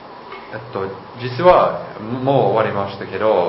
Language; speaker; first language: Japanese; non-native, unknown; English